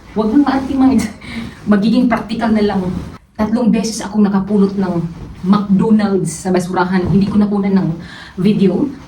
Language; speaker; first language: Filipino; non-native, local second language; Cebuano